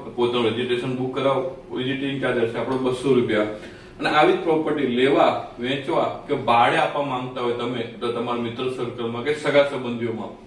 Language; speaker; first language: Gujarati; native; Gujarati